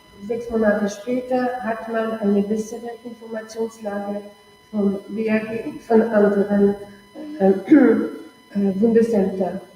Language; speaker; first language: German; non-native, local second language; French